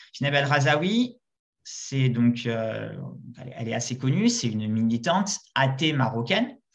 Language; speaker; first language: French; native; French